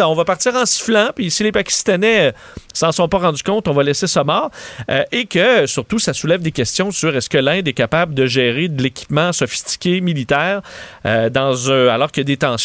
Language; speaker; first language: French; native; French